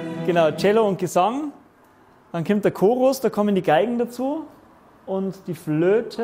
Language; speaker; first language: German; native; German